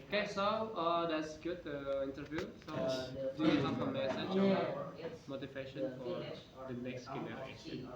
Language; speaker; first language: English; non-native, learner; Indonesian